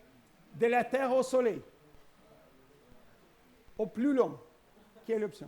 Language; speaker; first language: French; non-native, learner; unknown